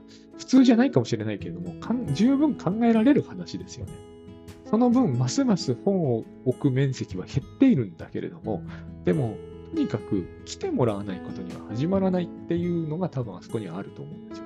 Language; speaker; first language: Japanese; native; Japanese